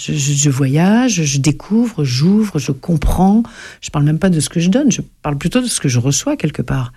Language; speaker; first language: French; native; French